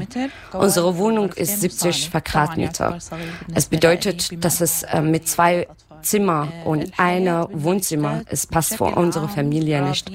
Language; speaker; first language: German; non-native, learner; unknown